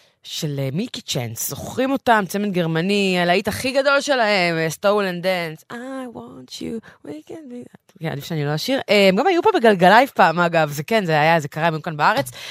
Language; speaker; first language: Hebrew; native; Hebrew